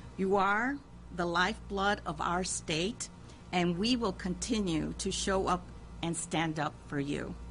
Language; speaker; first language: English; early bilingual, other home language; Spanish